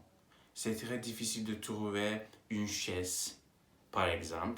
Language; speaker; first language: French; non-native, learner; Turkish